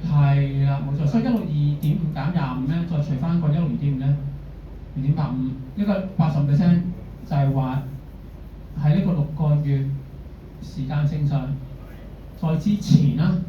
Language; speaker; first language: Cantonese; native; Cantonese